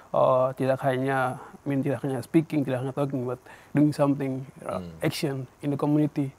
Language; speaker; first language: Indonesian; non-native, local second language; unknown